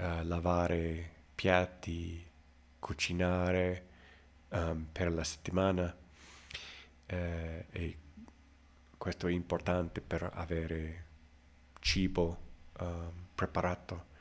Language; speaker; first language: Italian; non-native, learner; English